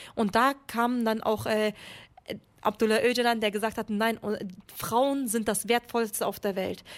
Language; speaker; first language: German; early bilingual, other home language; Kurdish